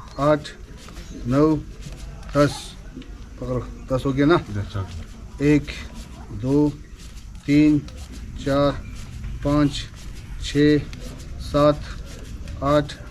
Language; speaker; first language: Hindi; non-native, local second language; Tibetan